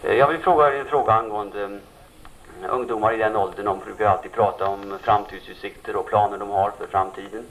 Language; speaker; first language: Swedish; native; Swedish